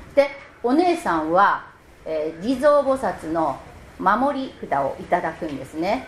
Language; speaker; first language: Japanese; native; Japanese